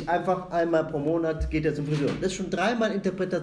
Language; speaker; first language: German; non-native, fluent; Arabic